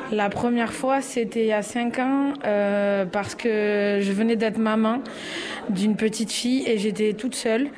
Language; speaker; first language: French; native; French